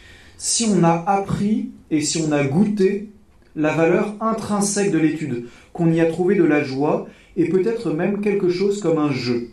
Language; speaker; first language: French; native; French